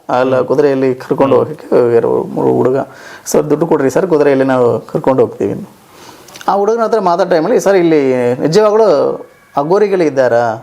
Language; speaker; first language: Kannada; non-native, local second language; Tamil